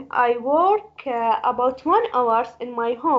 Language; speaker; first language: English; non-native, learner; Arabic